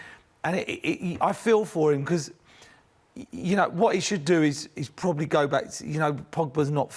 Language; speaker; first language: English; native; English